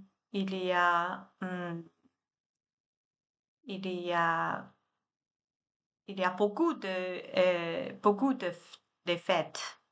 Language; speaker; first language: French; non-native, learner; Chinese